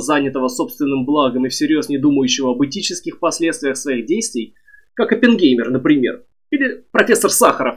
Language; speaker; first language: Russian; native; Russian